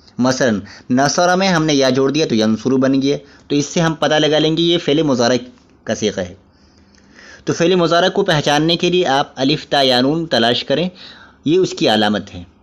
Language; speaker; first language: Urdu; native; Urdu